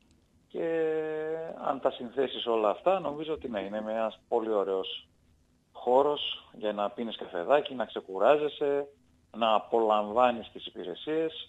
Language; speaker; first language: Greek; native; Greek